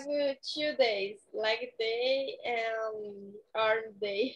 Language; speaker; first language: English; non-native, learner; Portuguese